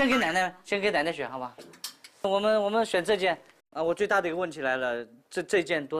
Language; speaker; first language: Chinese; native; Chinese